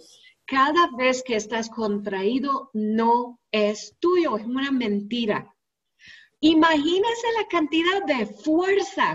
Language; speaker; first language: Spanish; non-native, learner; English